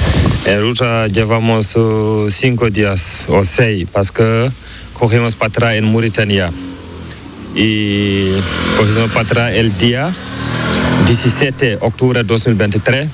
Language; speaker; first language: Spanish; non-native, learner; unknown